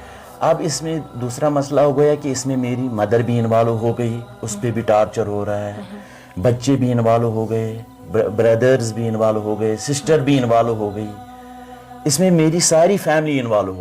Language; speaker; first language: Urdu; non-native, local second language; Kashmiri